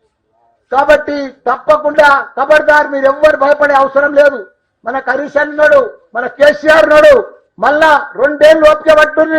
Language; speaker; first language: Telugu; native; Telugu